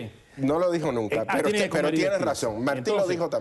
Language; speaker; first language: Spanish; native; Spanish